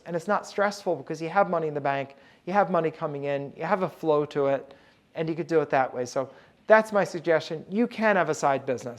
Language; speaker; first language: English; native; English